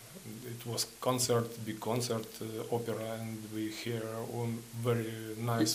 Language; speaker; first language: English; non-native, learner; Ukrainian